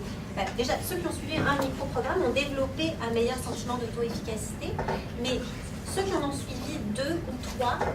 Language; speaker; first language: French; native; French